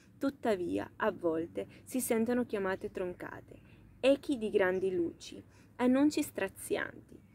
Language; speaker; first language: Italian; non-native, fluent; Spanish